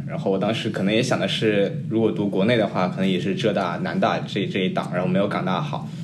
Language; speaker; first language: Chinese; native; Chinese